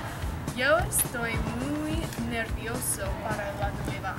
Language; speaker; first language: Spanish; non-native, learner; English